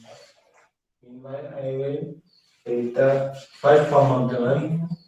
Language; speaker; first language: English; non-native, learner; Hindi